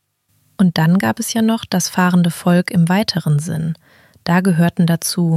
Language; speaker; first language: German; native; German